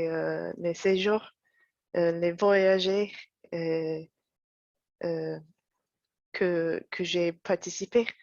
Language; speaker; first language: French; non-native, learner; English